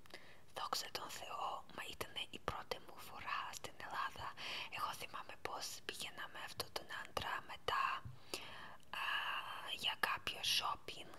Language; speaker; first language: Greek; non-native, learner; Ukrainian